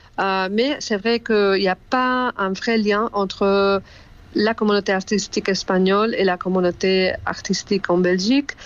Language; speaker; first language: French; non-native, fluent; Spanish